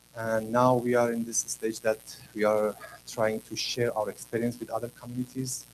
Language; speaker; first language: English; non-native, learner; Persian